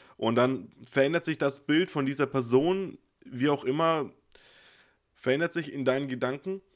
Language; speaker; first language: German; native; German